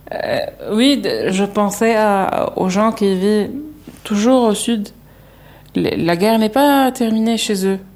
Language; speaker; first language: French; non-native, local second language; Arabic